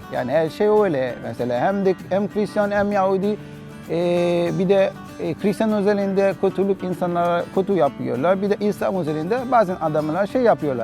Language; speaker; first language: Turkish; non-native, learner; Haitian Creole